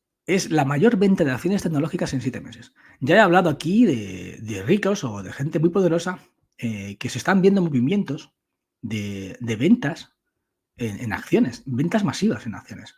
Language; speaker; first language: Spanish; native; Spanish